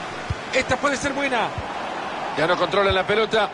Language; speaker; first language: Spanish; native; Spanish